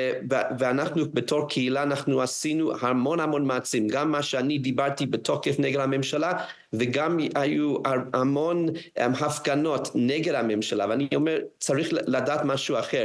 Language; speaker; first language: Hebrew; non-native, fluent; English